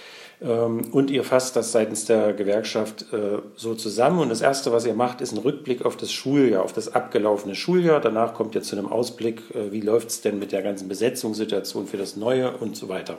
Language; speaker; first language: German; native; German